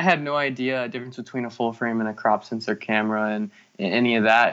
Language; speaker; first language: English; native; English